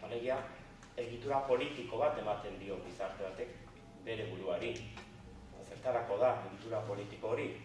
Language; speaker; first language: Basque; native; Basque